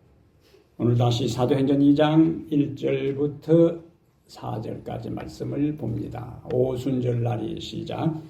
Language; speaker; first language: Korean; native; Korean